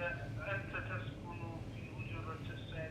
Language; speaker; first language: Arabic; non-native, learner; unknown